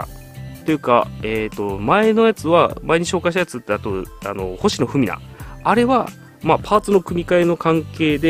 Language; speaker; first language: Japanese; native; Japanese